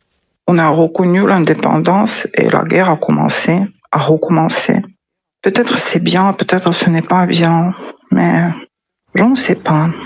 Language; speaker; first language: French; non-native, fluent; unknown